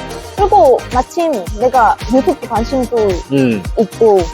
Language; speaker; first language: Korean; non-native, fluent; Vietnamese